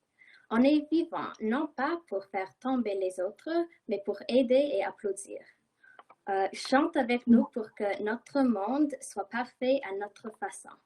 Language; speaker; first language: French; non-native, local second language; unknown